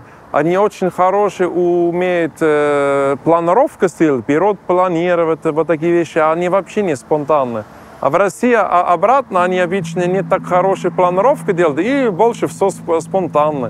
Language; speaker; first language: Russian; non-native, learner; German